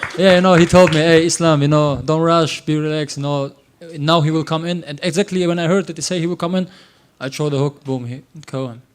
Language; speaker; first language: English; non-native, fluent; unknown